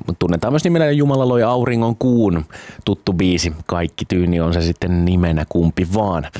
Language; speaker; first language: Finnish; native; Finnish